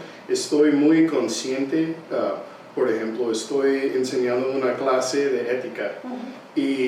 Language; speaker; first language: Spanish; early bilingual, heritage; English